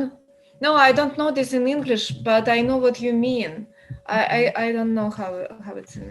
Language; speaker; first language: English; non-native, learner; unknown